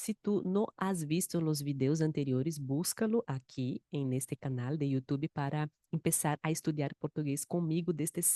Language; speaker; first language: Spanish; non-native, fluent; Portuguese